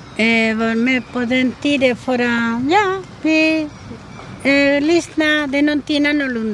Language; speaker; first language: Swedish; non-native, learner; Spanish